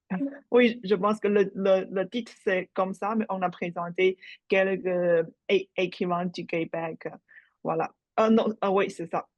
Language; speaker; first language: French; non-native, fluent; Chinese